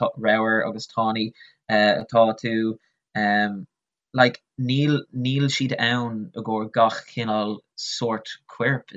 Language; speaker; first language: Irish; non-native, local second language; English